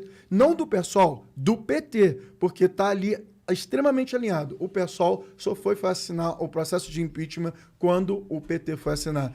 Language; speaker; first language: Portuguese; native; Portuguese